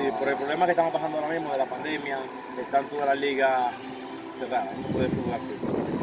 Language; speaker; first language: Spanish; native; Spanish